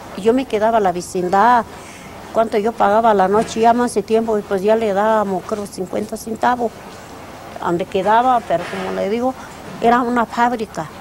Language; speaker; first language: Spanish; non-native, local second language; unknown